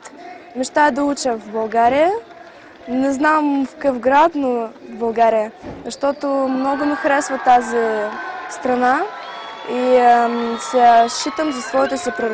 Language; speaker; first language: Bulgarian; early bilingual, heritage; Bulgarian